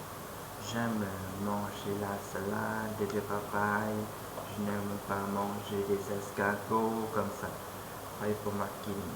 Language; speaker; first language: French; non-native, fluent; Lao